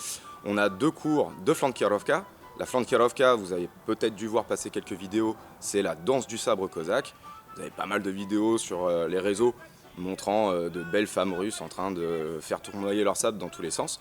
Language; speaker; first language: French; native; French